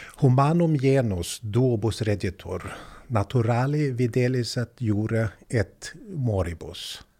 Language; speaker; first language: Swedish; native; Swedish